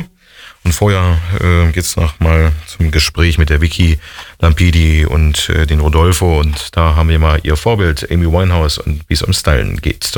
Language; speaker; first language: German; native; German